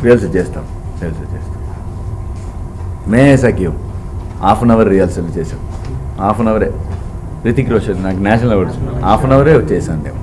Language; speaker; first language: Telugu; non-native, local second language; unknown